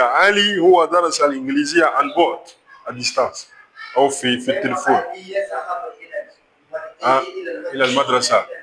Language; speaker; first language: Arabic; non-native, fluent; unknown